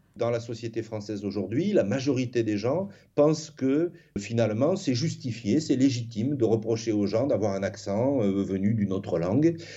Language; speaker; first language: French; native; French